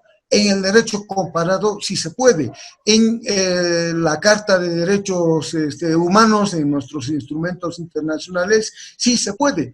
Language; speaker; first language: Spanish; native; Spanish